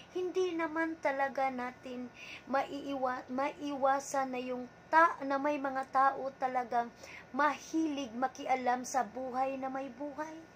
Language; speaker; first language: Filipino; non-native, local second language; Cebuano